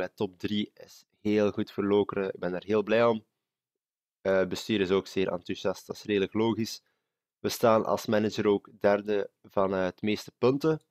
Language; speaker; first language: Dutch; native; Dutch